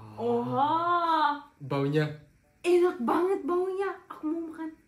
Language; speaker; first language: Indonesian; non-native, learner; Turkish